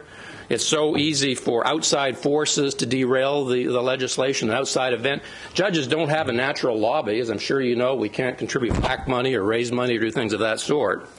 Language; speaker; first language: English; native; English